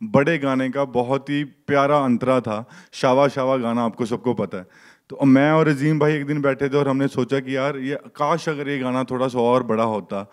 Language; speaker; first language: Hindi; native; Hindi